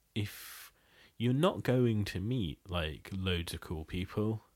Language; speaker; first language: English; early bilingual, other home language; Bangla